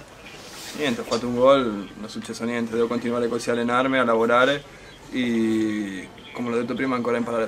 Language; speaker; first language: Italian; non-native, fluent; Spanish